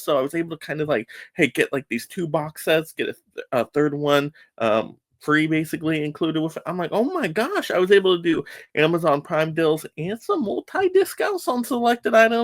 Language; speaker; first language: English; native; English